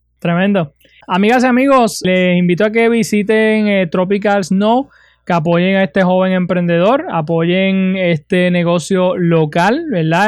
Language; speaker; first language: Spanish; native; Spanish